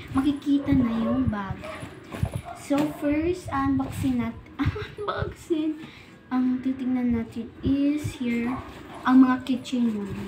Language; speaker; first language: Filipino; non-native, local second language; Cebuano